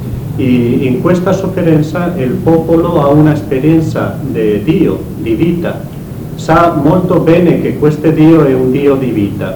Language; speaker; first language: Italian; non-native, learner; Spanish